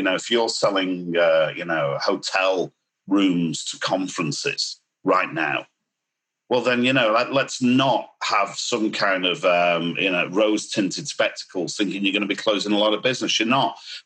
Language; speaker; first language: English; native; English